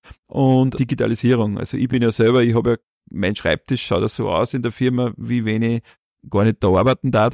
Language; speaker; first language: German; native; German